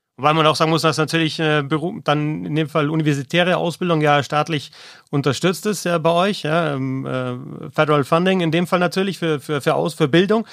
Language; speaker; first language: German; native; German